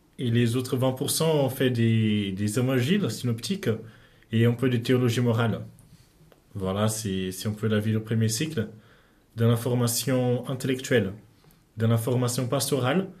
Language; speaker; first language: French; non-native, fluent; Portuguese